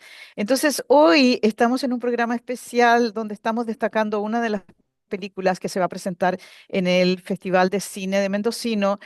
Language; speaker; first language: Spanish; native; Spanish